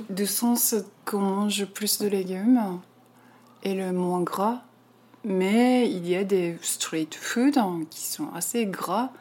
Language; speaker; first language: French; non-native, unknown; Japanese